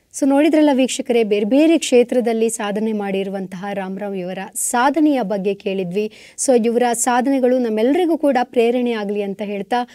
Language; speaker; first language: Kannada; native; Kannada